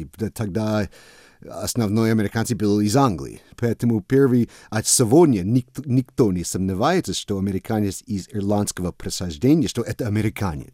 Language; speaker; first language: Russian; non-native, fluent; English